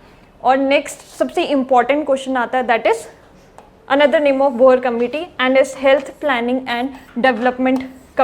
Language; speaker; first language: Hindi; native; Hindi